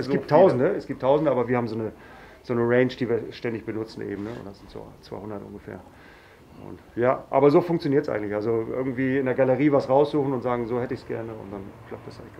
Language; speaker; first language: German; native; German